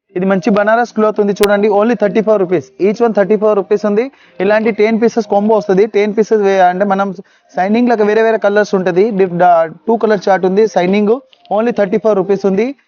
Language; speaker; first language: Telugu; non-native, local second language; Urdu